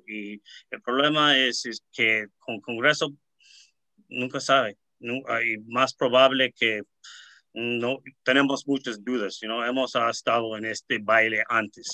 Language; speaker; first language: Spanish; early bilingual, heritage; Spanish